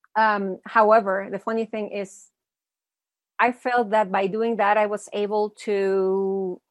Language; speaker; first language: English; early bilingual, other home language; Spanish